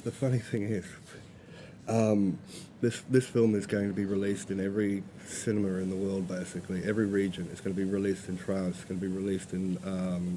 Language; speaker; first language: English; native; English